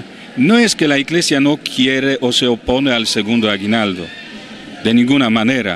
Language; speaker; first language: Spanish; non-native, fluent; Polish